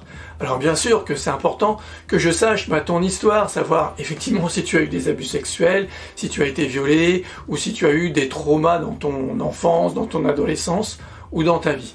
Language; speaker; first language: French; native; French